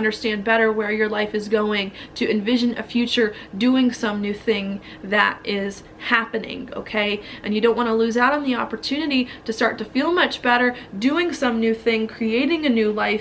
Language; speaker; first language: English; native; English